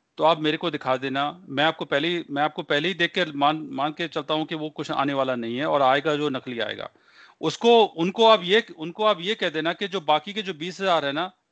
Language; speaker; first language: Hindi; non-native, local second language; Punjabi